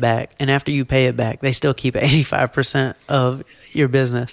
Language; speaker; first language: English; native; English